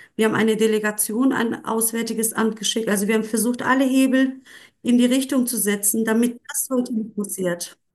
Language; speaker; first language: German; non-native, fluent; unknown